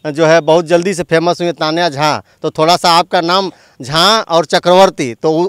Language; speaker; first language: Hindi; native; Hindi